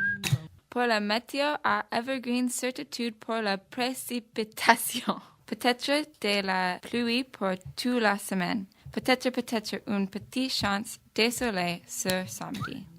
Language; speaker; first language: French; non-native, learner; English